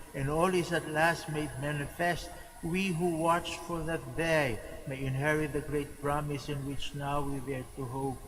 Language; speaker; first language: English; non-native, local second language; Filipino